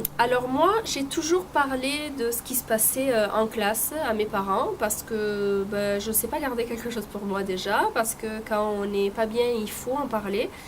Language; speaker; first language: French; early bilingual, other home language; Italian